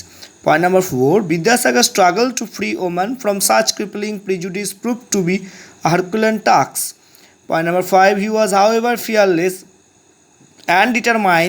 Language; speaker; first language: English; non-native, local second language; Bangla